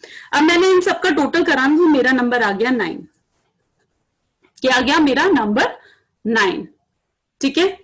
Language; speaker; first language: Hindi; native; Hindi